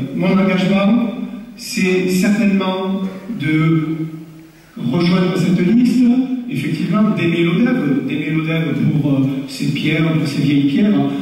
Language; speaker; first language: French; native; French